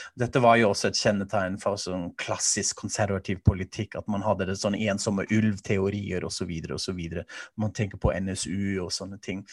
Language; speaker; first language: Norwegian; non-native, fluent; German